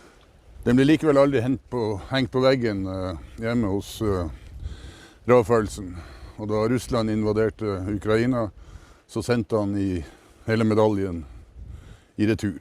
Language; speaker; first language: Norwegian; native; Norwegian